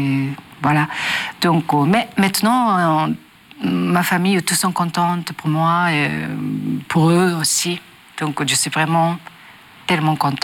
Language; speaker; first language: French; non-native, learner; Japanese